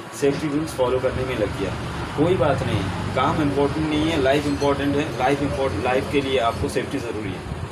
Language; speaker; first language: Hindi; native; Hindi